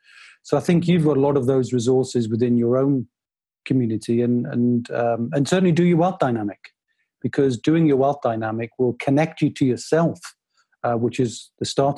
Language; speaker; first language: English; native; English